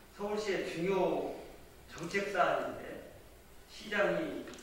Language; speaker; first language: Korean; native; Korean